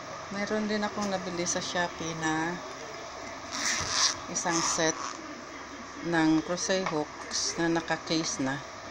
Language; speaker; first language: Filipino; non-native, local second language; Cebuano